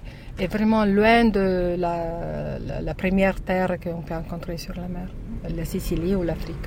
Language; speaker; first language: French; non-native, learner; Italian